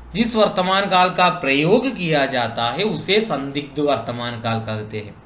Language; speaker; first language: Hindi; non-native, local second language; Malayalam